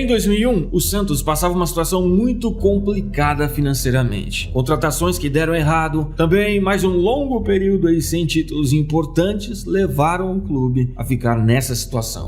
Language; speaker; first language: Portuguese; native; Portuguese